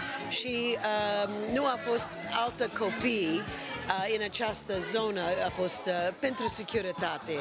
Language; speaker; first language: Romanian; non-native, learner; English